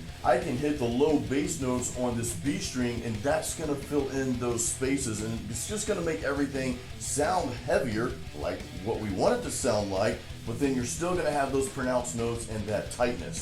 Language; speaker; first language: English; native; English